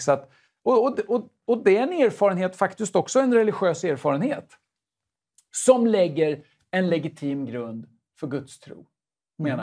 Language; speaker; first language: Swedish; native; Swedish